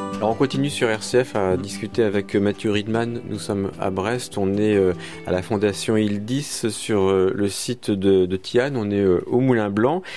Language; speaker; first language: French; native; French